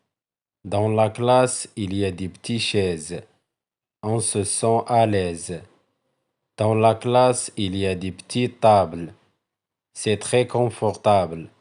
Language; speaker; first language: French; non-native, local second language; Arabic